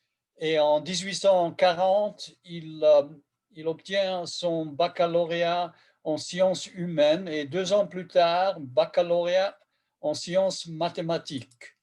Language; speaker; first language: French; non-native, fluent; Hungarian